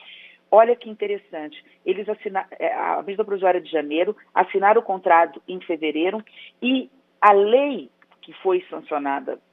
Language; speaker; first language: Portuguese; native; Portuguese